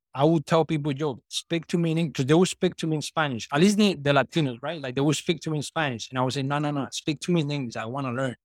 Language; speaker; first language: English; non-native, fluent; Spanish